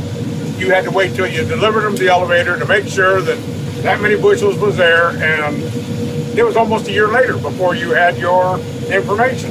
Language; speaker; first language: English; native; English